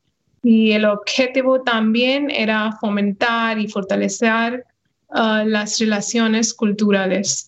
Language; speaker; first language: Spanish; non-native, fluent; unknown